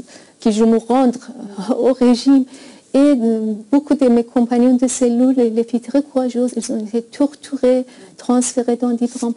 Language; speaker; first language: French; non-native, fluent; Persian